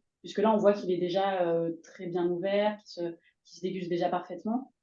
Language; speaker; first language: French; native; French